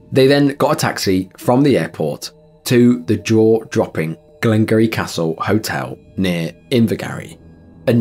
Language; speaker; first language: English; native; English